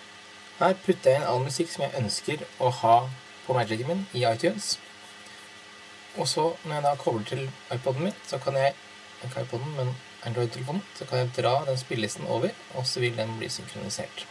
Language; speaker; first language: Norwegian; native; Norwegian